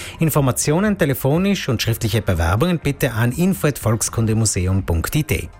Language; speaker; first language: German; native; German